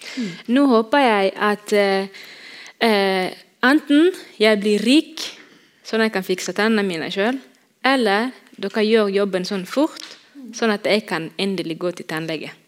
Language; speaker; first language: Norwegian; non-native, fluent; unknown